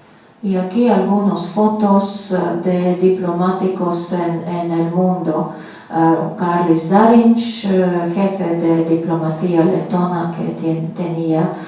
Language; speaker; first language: Spanish; non-native, fluent; Latvian